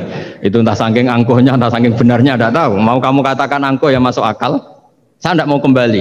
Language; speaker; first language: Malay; non-native, local second language; Javanese